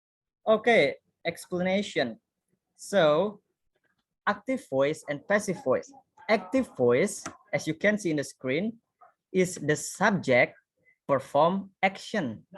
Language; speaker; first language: English; non-native, fluent; Indonesian